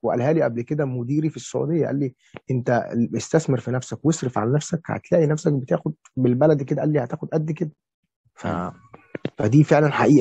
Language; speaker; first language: Arabic; native; Arabic